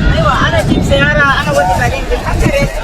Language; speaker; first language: Arabic; non-native, learner; Indonesian